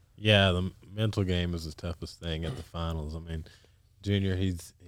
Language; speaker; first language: English; native; English